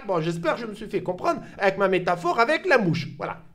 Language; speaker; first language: French; native; French